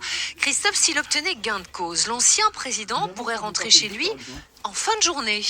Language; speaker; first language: French; native; French